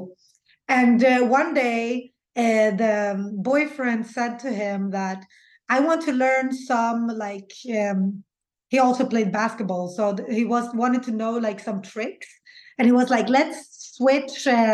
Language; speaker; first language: English; non-native, fluent; Swedish